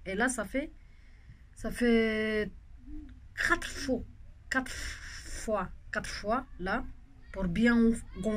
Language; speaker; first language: French; non-native, local second language; Romanian